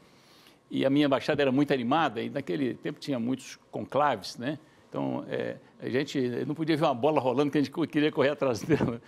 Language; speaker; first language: Portuguese; native; Portuguese